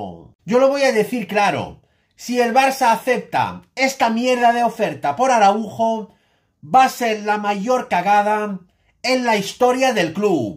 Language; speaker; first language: Spanish; native; Spanish